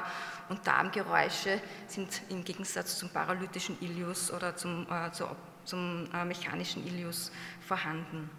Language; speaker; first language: German; native; German